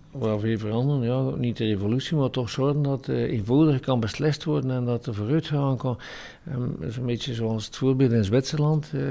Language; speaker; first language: Dutch; native; Dutch